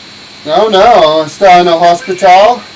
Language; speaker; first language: Spanish; non-native, learner; English